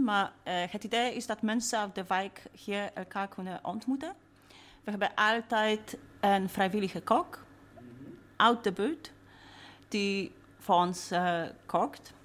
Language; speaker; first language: Dutch; non-native, fluent; Polish